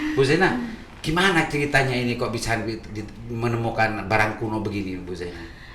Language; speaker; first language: Indonesian; non-native, local second language; Madurese